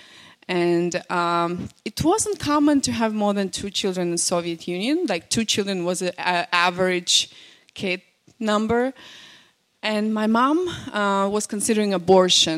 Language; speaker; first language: English; non-native, fluent; Russian